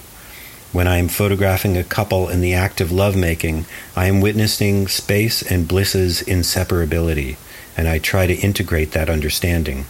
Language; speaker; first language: English; native; English